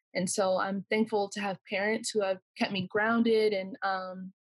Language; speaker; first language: English; native; English